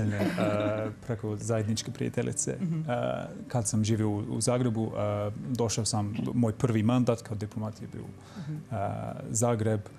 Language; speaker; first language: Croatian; non-native, fluent; English